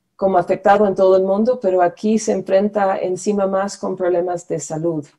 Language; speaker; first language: Spanish; non-native, fluent; English